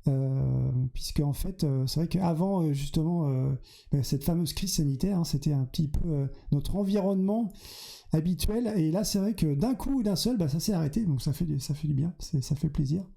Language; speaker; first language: French; native; French